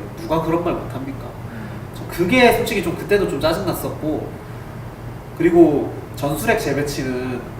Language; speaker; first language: Korean; native; Korean